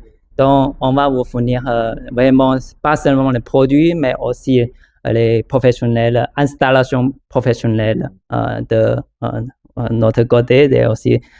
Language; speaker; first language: French; non-native, learner; Chinese